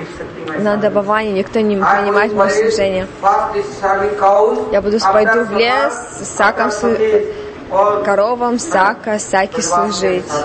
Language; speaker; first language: Russian; native; Russian